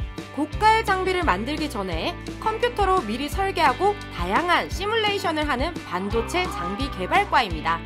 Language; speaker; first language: Korean; native; Korean